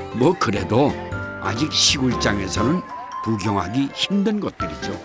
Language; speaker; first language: Korean; native; Korean